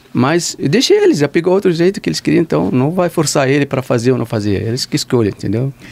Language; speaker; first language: Portuguese; non-native, learner; Arabic